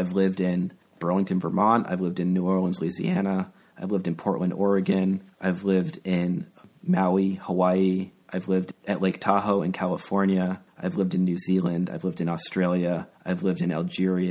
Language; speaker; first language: English; native; English